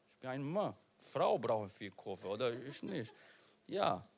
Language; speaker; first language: German; non-native, learner; Portuguese